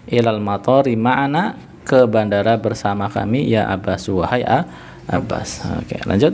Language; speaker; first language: Indonesian; native; Indonesian